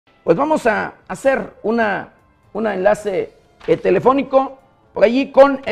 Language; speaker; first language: Spanish; native; Spanish